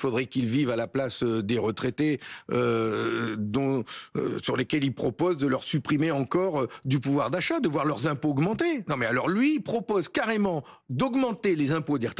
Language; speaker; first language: French; native; French